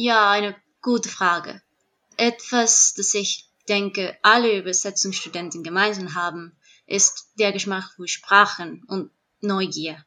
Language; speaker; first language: German; non-native, fluent; Spanish